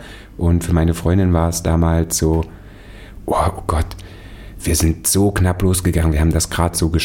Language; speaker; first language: German; native; German